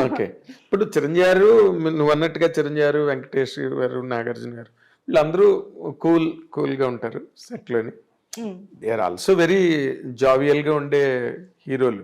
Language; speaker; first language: Telugu; native; Telugu